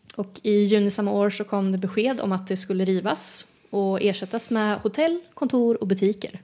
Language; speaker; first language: Swedish; native; Swedish